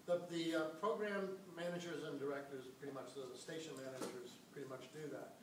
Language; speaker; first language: English; native; English